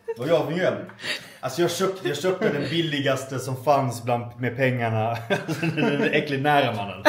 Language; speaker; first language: Swedish; native; Swedish